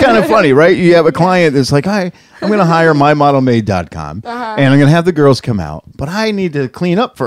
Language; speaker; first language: English; native; English